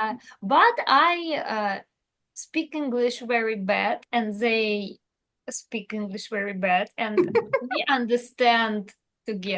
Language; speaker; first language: English; non-native, learner; Russian